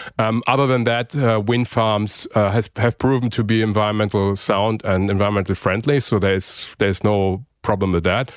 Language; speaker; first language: English; non-native, fluent; German